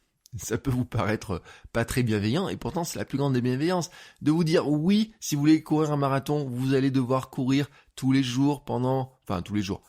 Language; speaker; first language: French; native; French